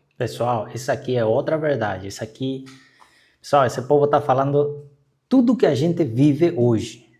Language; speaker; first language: Portuguese; non-native, fluent; Spanish